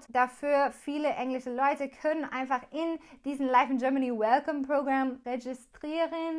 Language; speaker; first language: German; non-native, learner; English